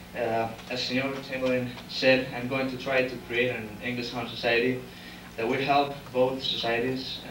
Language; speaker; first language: English; non-native, fluent; Spanish